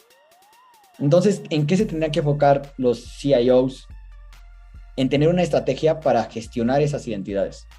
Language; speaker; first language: Spanish; native; Spanish